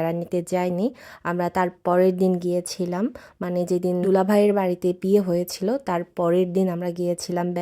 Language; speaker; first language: Bangla; non-native, local second language; Chakma